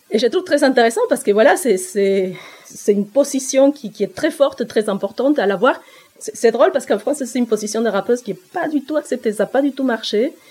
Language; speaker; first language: French; non-native, fluent; Spanish